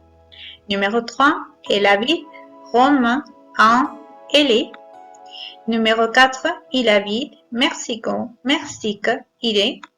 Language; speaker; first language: French; non-native, fluent; Spanish